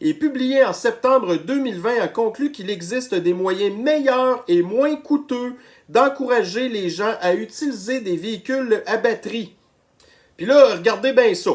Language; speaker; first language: French; native; French